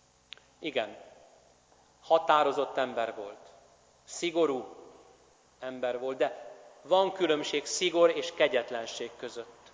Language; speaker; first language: Hungarian; native; Hungarian